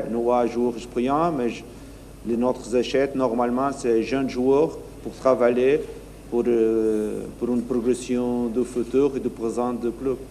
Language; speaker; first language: French; non-native, learner; Portuguese